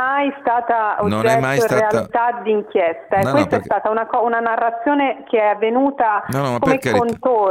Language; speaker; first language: Italian; native; Italian